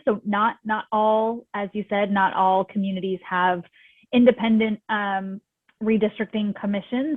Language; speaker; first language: English; native; English